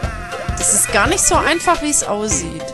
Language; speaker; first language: German; native; German